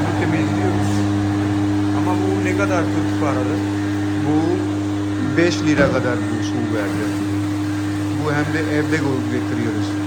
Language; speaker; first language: Turkish; non-native, learner; Urdu